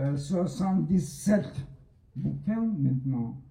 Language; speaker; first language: French; non-native, fluent; Russian